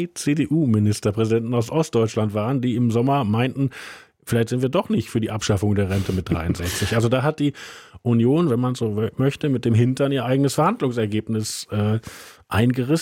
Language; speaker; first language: German; native; German